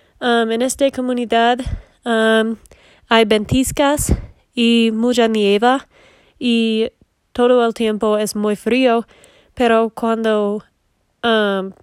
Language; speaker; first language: Spanish; non-native, learner; English